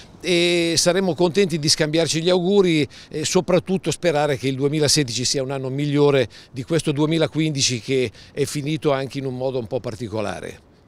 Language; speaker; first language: Italian; native; Italian